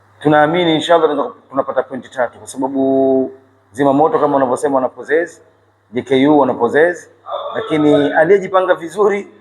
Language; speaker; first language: Swahili; native; Swahili